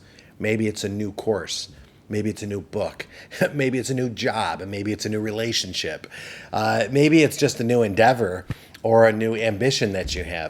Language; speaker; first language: English; native; English